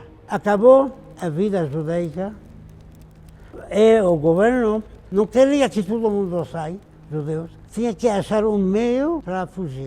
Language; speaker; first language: Portuguese; non-native, fluent; Arabic